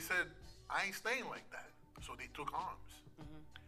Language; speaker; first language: English; early bilingual, other home language; French